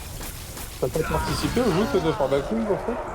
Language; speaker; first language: French; native; French